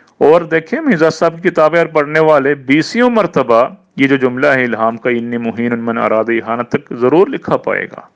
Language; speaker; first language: Urdu; non-native, fluent; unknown